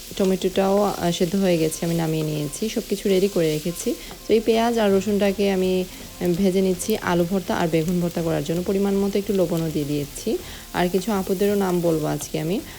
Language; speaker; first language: Bangla; early bilingual, heritage; Bangla